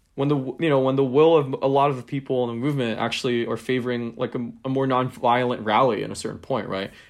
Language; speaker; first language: English; non-native, local second language; Cantonese